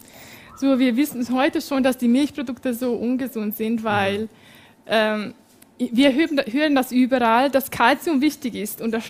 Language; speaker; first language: German; non-native, fluent; Hungarian